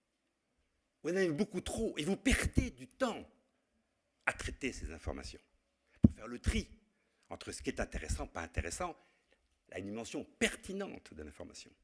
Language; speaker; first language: French; native; French